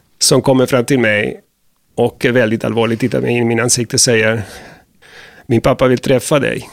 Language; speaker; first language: Swedish; non-native, fluent; Spanish